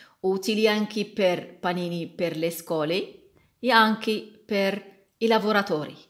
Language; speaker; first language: Italian; non-native, learner; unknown